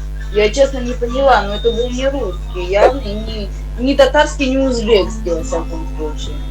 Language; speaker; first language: Russian; native; Russian